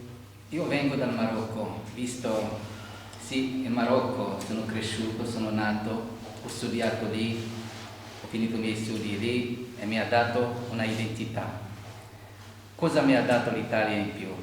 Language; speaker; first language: Italian; non-native, fluent; Arabic